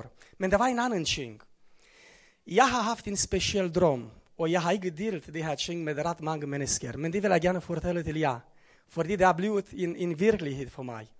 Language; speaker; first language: Norwegian; non-native, fluent; Romanian